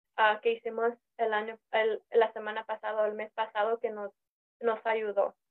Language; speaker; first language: Spanish; early bilingual, heritage; Spanish